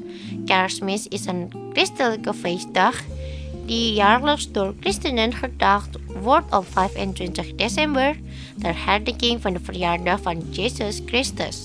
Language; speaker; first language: Dutch; non-native, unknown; Indonesian